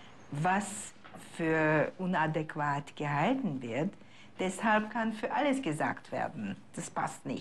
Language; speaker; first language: German; non-native, fluent; Hungarian